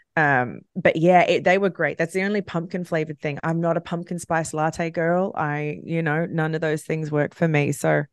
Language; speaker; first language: English; native; English